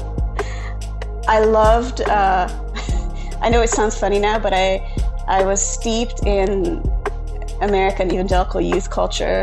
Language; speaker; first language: English; non-native, fluent; Hungarian